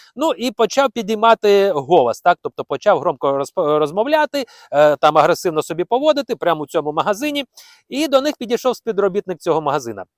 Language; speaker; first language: Ukrainian; non-native, local second language; Russian